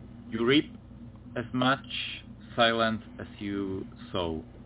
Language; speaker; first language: English; non-native, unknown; Czech